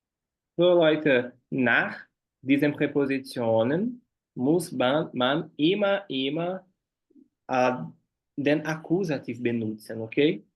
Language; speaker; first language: German; non-native, fluent; Portuguese